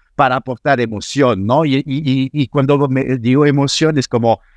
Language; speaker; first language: Spanish; non-native, fluent; French